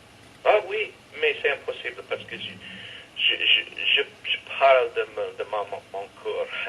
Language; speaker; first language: French; non-native, fluent; English